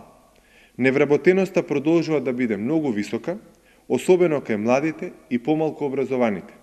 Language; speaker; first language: Macedonian; native; Macedonian